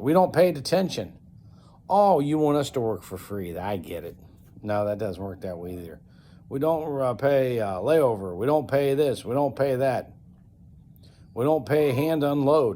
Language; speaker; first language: English; native; English